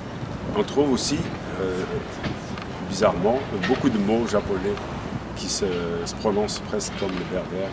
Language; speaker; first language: French; non-native, local second language; Kabyle